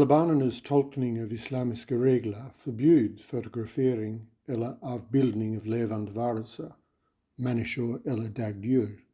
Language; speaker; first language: Swedish; non-native, fluent; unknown